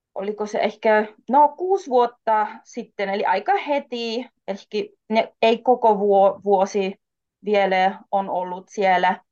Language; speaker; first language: Finnish; non-native, fluent; German